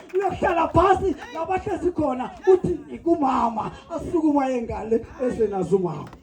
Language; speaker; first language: Zulu; non-native, local second language; South Ndebele